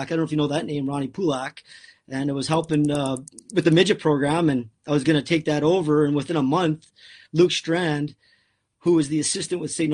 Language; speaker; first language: English; native; English